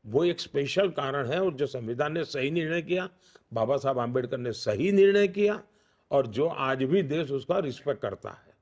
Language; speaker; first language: Hindi; non-native, local second language; Gujarati